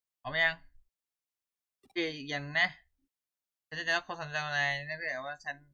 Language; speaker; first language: Thai; native; Thai